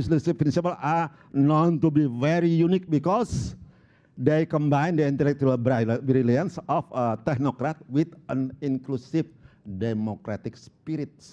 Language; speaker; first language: English; non-native, local second language; Indonesian